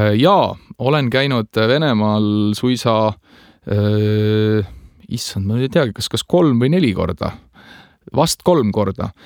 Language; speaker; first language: Estonian; native; Estonian